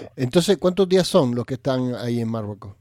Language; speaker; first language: Spanish; native; Spanish